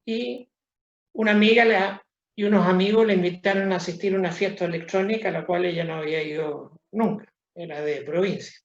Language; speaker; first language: Spanish; native; Spanish